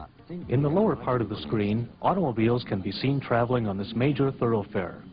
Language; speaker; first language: English; native; English